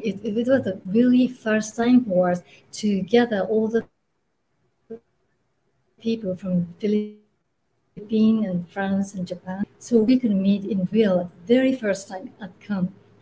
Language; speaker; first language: English; non-native, fluent; Japanese